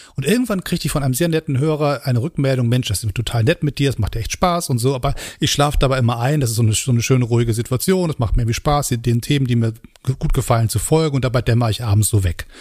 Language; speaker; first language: German; native; German